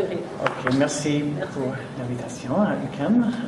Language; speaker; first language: French; non-native, fluent; English